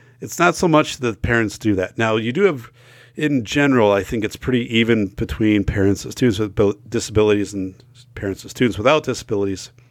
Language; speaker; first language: English; native; English